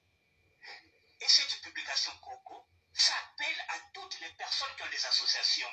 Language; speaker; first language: French; non-native, local second language; Lingala